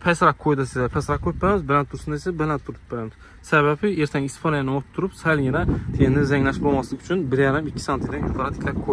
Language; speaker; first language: Uzbek; native; Uzbek